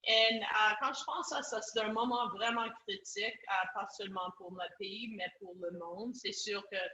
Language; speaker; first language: French; non-native, local second language; English